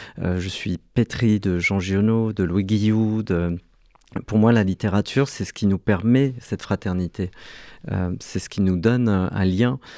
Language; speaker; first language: French; early bilingual, other home language; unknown